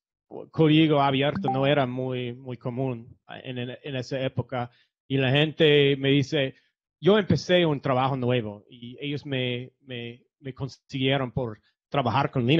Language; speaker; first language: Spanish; non-native, fluent; English